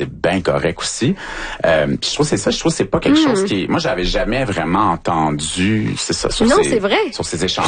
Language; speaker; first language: French; native; French